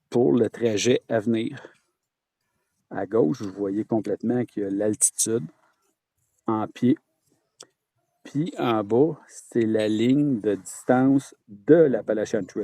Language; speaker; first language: French; native; French